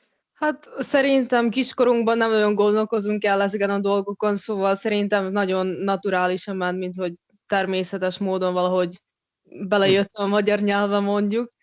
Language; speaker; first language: Hungarian; non-native, local second language; Russian